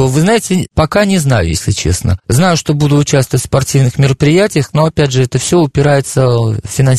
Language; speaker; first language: Russian; native; Russian